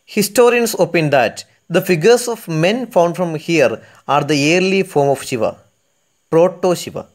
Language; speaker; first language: English; non-native, local second language; Malayalam